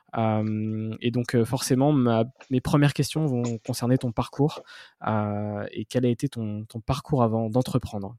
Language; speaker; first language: French; native; French